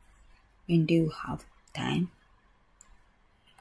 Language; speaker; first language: English; non-native, learner; Japanese